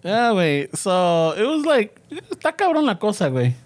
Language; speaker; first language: English; early bilingual, other home language; Spanish